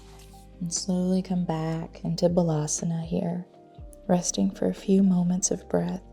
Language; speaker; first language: English; native; English